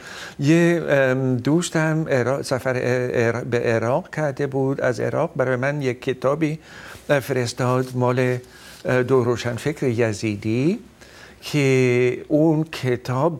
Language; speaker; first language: Persian; non-native, fluent; Dutch